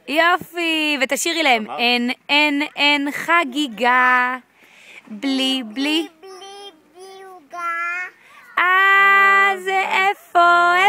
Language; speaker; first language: Hebrew; native; Hebrew